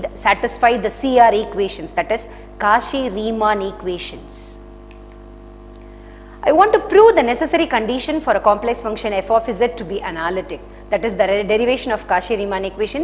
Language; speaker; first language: English; non-native, local second language; Tamil